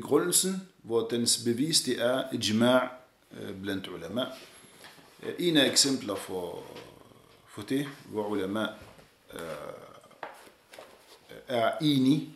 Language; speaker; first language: Danish; early bilingual, other home language; Arabic